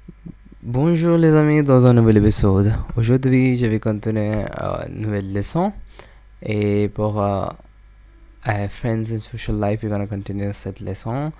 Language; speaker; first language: French; non-native, learner; English